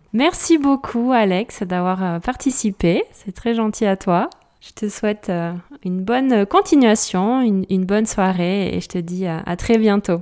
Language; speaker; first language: French; native; French